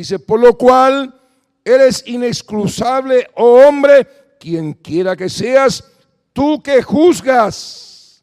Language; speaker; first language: Spanish; native; Spanish